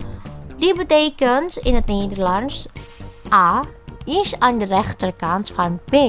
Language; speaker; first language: Dutch; non-native, fluent; Indonesian